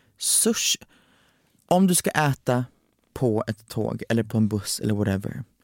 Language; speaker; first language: Swedish; native; Swedish